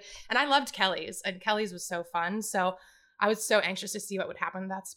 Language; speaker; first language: English; native; English